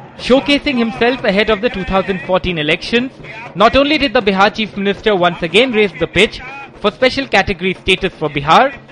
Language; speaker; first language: English; non-native, local second language; Hindi